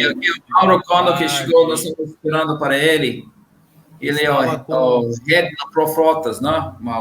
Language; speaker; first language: Portuguese; non-native, learner; English